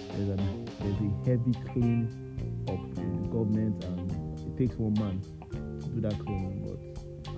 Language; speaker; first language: English; non-native, local second language; Yoruba